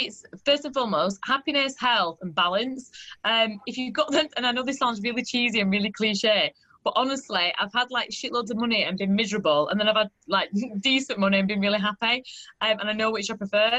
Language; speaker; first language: English; native; English